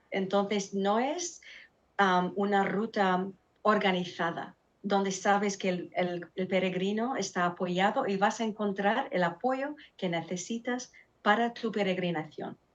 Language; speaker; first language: Spanish; non-native, fluent; Arabic